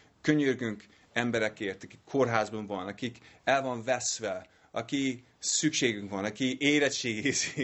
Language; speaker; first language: Hungarian; non-native, learner; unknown